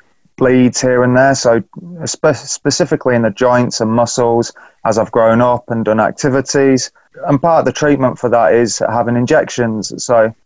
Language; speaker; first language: English; native; English